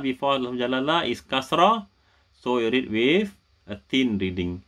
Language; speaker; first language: English; non-native, local second language; Malay